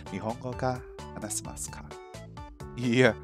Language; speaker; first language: Japanese; non-native, learner; English